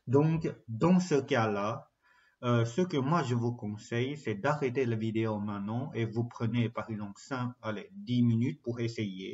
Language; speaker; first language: French; non-native, fluent; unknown